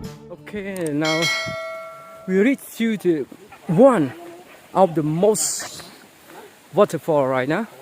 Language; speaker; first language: English; non-native, local second language; Khmer